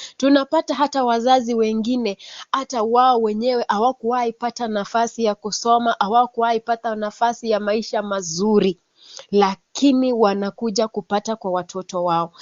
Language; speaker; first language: Swahili; non-native, local second language; Kalenjin